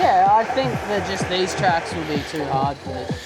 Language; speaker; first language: English; native; English